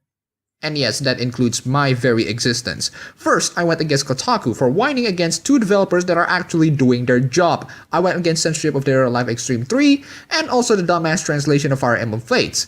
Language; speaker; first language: English; non-native, fluent; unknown